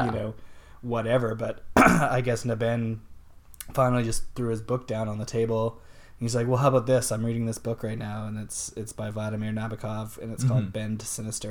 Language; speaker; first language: English; native; English